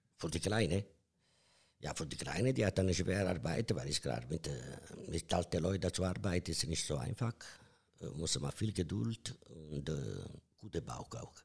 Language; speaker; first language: German; non-native, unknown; Italian